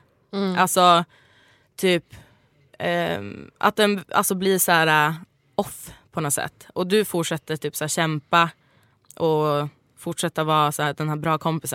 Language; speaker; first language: Swedish; native; Swedish